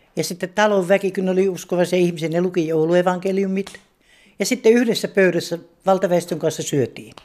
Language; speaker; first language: Finnish; native; Finnish